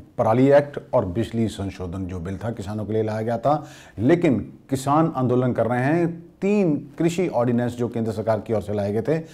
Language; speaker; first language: Hindi; non-native, local second language; Punjabi